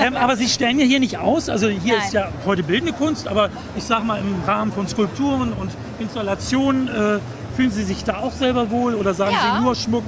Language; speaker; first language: German; native; German